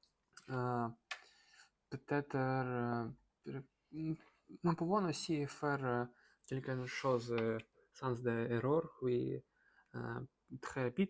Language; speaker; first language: French; non-native, learner; Russian